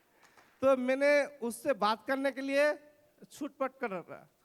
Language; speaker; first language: Hindi; non-native, local second language; Bangla